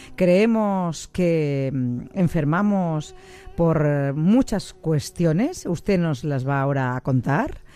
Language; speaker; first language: Spanish; native; Spanish